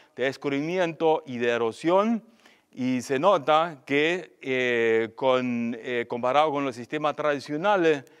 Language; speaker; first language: Spanish; non-native, fluent; German